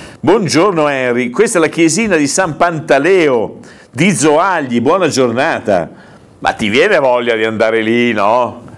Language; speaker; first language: Italian; native; Italian